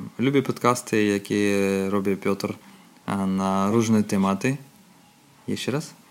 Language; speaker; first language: Polish; non-native, learner; Russian